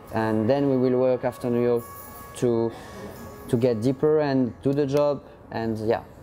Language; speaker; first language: English; non-native, fluent; French